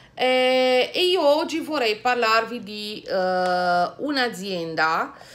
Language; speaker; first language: Italian; non-native, fluent; Romanian